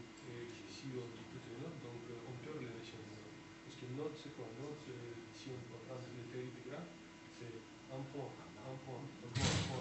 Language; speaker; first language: French; non-native, fluent; Russian